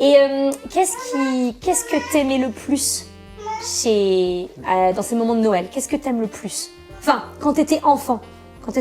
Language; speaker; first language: French; native; French